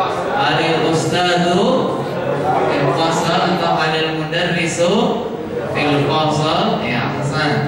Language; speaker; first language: Arabic; non-native, fluent; Indonesian